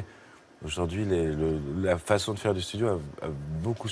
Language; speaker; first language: French; native; French